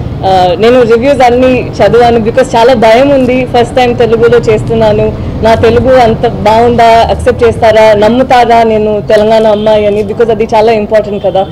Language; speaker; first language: Telugu; non-native, fluent; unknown